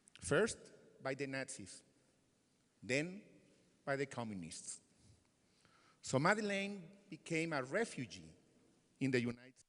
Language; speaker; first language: English; non-native, fluent; Spanish